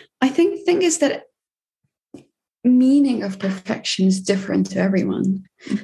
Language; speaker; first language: English; non-native, fluent; Czech